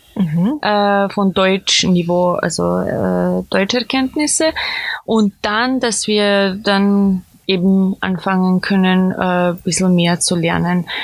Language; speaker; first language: German; non-native, fluent; Serbian